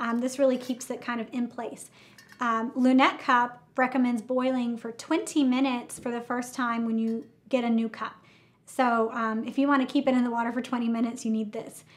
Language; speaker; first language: English; native; English